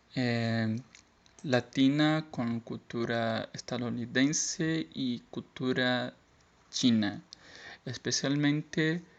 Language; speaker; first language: Spanish; non-native, learner; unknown